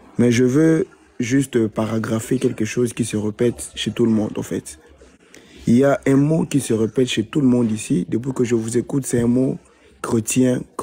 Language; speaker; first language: French; non-native, local second language; Lingala